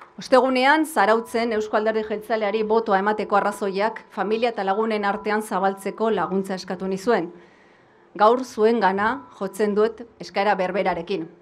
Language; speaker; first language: Basque; non-native, local second language; Spanish